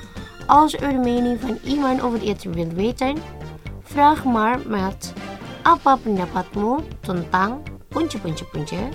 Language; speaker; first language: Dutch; non-native, fluent; Indonesian